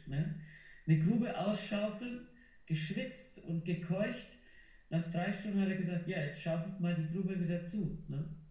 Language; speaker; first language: German; non-native, fluent; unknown